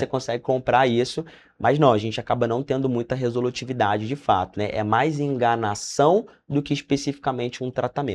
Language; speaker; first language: Portuguese; native; Portuguese